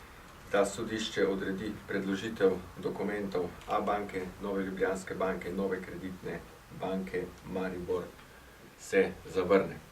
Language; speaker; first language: Slovenian; native; Slovenian